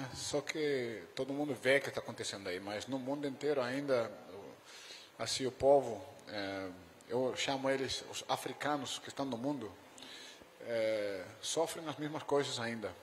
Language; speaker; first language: Portuguese; non-native, fluent; Dutch